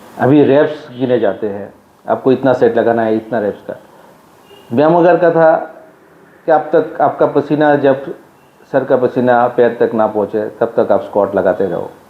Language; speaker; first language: Hindi; non-native, local second language; Bangla